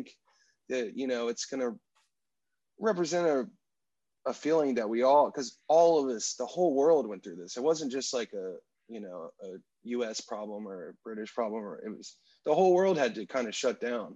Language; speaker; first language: English; native; English